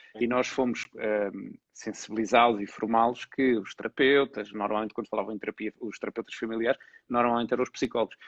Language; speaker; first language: Portuguese; native; Portuguese